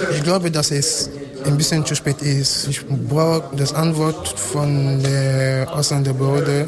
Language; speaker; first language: German; non-native, learner; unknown